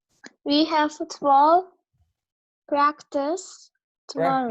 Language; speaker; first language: English; non-native, learner; Turkish